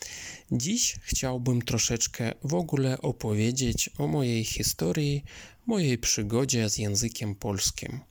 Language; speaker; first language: Polish; non-native, fluent; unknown